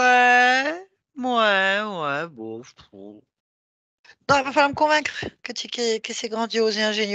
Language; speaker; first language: French; native; French